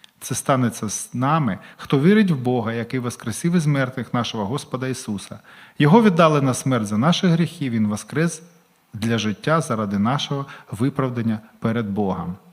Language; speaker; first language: Ukrainian; non-native, local second language; Russian